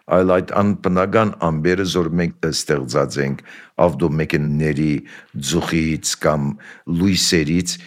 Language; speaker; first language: Armenian; early bilingual, heritage; Armenian